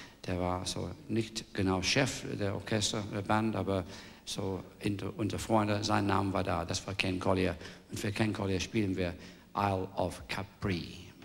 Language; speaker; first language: German; non-native, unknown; English